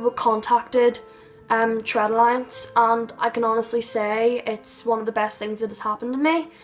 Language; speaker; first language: English; native; English